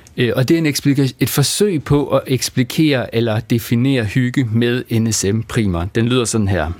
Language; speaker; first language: Danish; native; Danish